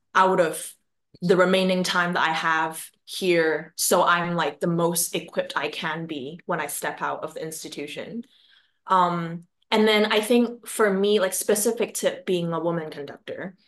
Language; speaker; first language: English; non-native, local second language; Cantonese